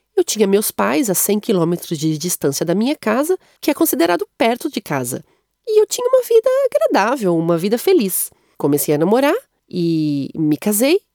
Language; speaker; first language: Portuguese; native; Portuguese